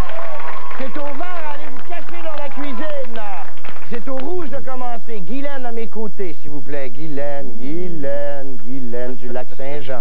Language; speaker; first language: French; native; French